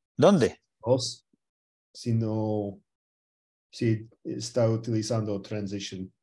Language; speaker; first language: Spanish; early bilingual, heritage; Spanish